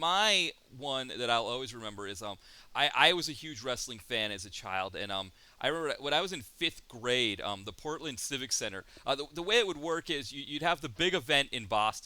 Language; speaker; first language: English; native; English